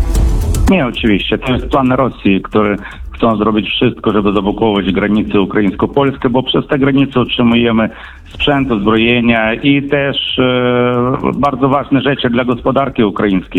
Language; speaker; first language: Polish; non-native, fluent; Ukrainian